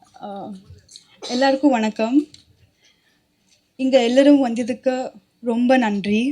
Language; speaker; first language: Tamil; non-native, learner; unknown